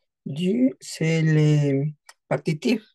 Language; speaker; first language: French; non-native, learner; Spanish